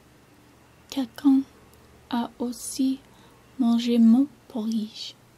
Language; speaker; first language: French; non-native, learner; English